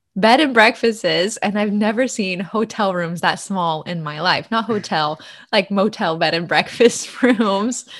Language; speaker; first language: English; native; English